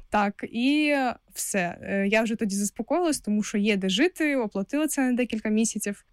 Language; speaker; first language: Ukrainian; non-native, local second language; Russian